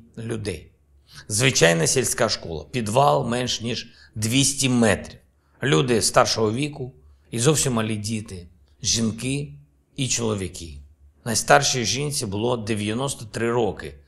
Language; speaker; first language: Ukrainian; non-native, local second language; Russian